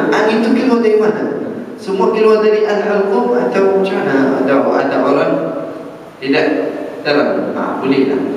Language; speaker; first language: Malay; non-native, fluent; Arabic